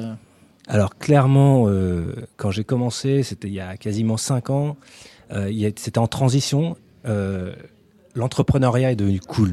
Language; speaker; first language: French; native; French